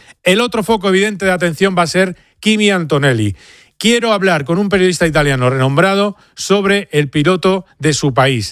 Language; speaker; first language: Spanish; native; Spanish